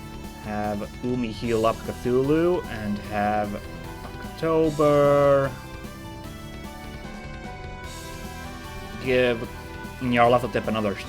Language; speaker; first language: English; native; English